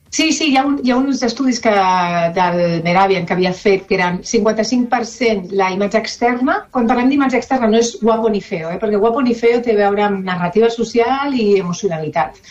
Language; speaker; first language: Catalan; non-native, local second language; Spanish